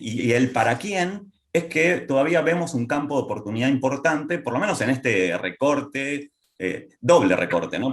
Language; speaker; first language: Spanish; native; Spanish